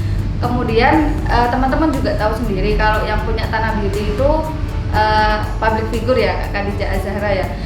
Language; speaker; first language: Indonesian; native; Indonesian